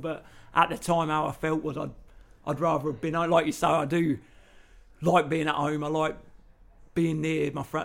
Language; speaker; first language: English; native; English